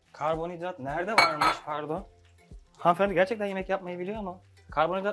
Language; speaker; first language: Turkish; native; Turkish